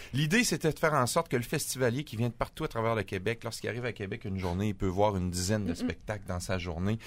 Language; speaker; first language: French; native; French